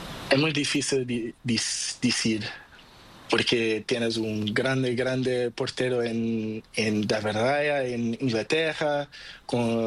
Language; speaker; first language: Spanish; non-native, fluent; Portuguese